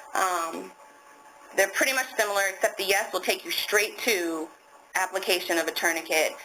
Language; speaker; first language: English; native; English